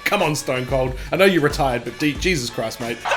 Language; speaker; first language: English; native; English